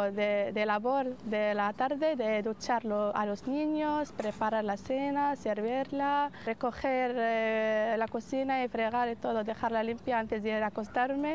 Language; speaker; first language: Spanish; non-native, fluent; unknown